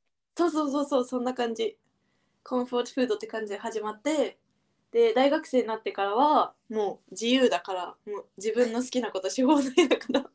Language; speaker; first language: Japanese; native; Japanese